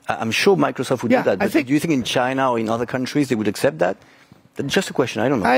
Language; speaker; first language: English; non-native, fluent; French